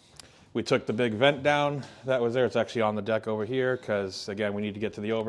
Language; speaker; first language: English; native; English